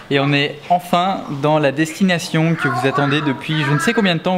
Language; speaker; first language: French; native; French